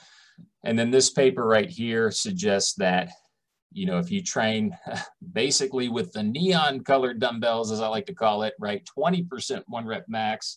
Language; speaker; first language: English; native; English